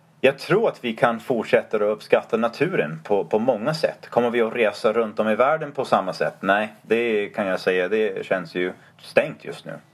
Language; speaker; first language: Swedish; non-native, fluent; English